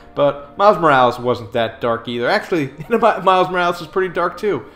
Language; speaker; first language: English; native; English